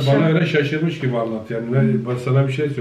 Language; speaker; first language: Turkish; native; Turkish